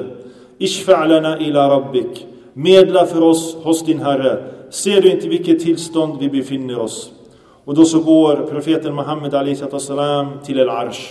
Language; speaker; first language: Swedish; early bilingual, other home language; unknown